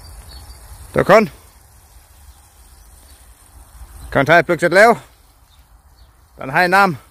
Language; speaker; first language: Thai; non-native, learner; Greek